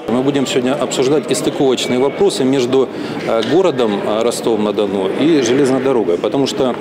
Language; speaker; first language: Russian; native; Russian